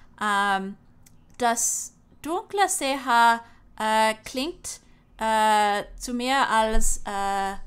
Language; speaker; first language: German; non-native, learner; English